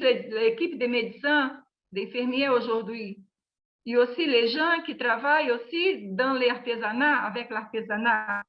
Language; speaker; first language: French; non-native, learner; Portuguese